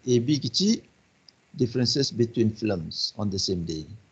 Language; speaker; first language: English; non-native, local second language; Malay